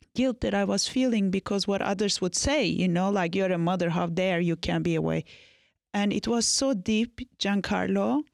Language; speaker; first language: English; non-native, fluent; Turkish